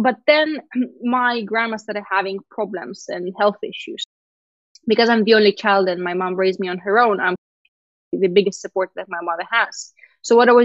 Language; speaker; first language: English; non-native, fluent; Russian